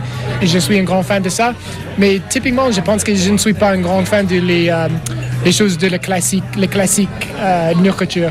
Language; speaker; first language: French; non-native, learner; English